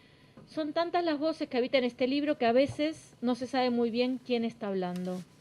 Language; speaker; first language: Spanish; native; Spanish